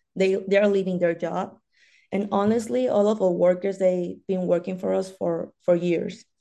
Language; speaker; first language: English; non-native, fluent; Spanish